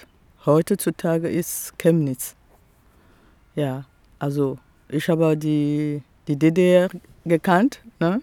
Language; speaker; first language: German; non-native, fluent; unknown